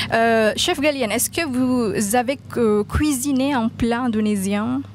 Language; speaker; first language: French; non-native, fluent; Indonesian